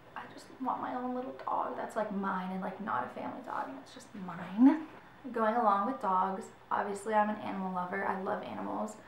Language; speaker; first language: English; native; English